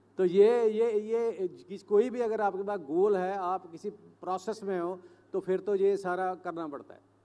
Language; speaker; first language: Hindi; native; Hindi